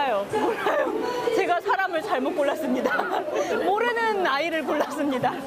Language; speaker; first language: Korean; native; Korean